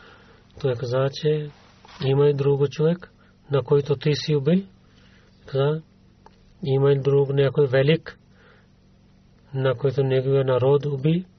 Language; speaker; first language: Bulgarian; non-native, learner; Urdu